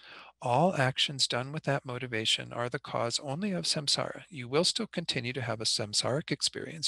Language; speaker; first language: English; native; English